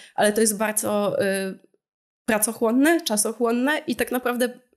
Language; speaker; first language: Polish; native; Polish